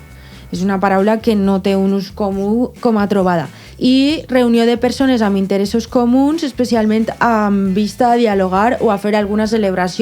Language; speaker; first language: Catalan; native; Catalan